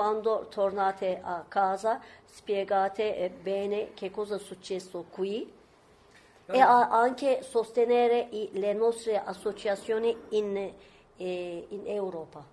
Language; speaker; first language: Italian; non-native, learner; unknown